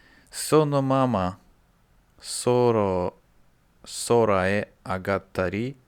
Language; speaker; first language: Japanese; non-native, learner; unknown